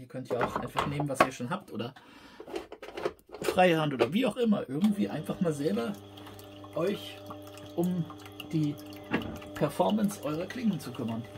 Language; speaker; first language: German; native; German